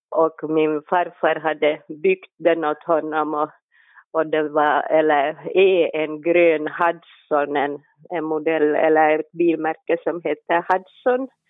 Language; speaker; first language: Swedish; native; Swedish